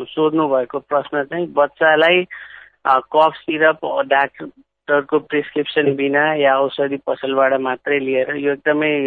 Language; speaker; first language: Nepali; non-native, local second language; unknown